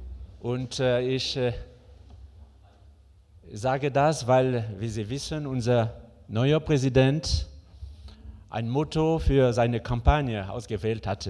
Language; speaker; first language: German; non-native, fluent; French